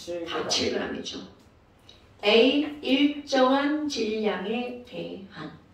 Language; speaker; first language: Korean; native; Korean